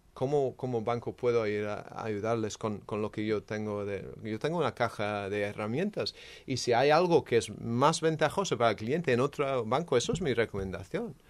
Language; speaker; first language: Spanish; non-native, fluent; English